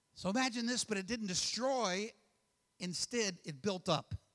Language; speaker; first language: English; native; English